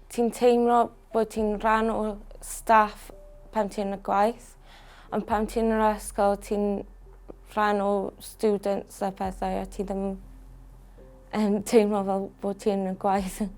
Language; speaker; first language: Welsh; non-native, local second language; English